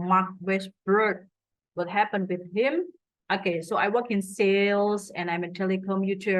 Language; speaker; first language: English; non-native, fluent; Indonesian